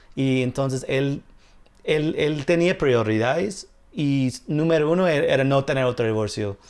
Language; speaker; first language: Spanish; non-native, fluent; English